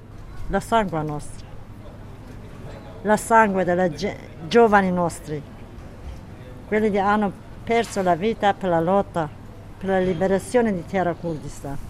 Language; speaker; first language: Italian; non-native, learner; Kurdish